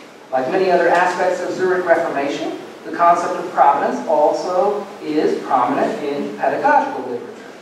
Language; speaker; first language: English; native; English